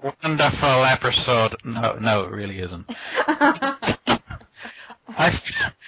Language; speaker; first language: English; native; English